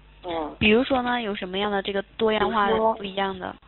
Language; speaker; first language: Chinese; native; Chinese